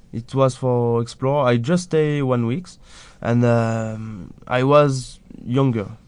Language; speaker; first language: English; non-native, learner; French